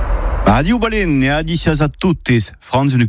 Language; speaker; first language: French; native; French